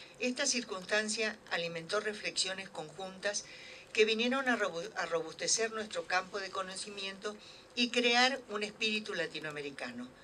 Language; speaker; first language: Spanish; native; Spanish